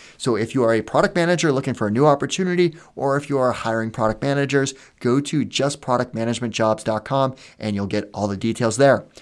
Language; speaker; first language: English; native; English